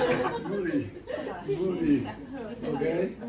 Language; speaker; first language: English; non-native, learner; Japanese